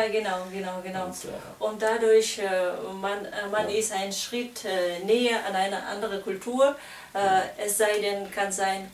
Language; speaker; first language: German; non-native, fluent; Kazakh